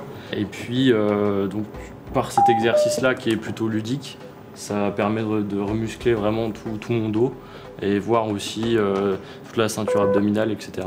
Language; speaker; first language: French; native; French